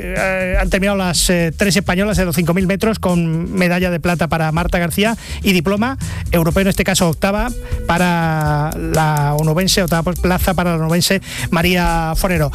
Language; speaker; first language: Spanish; native; Spanish